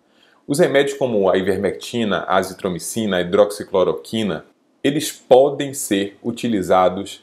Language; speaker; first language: Portuguese; native; Portuguese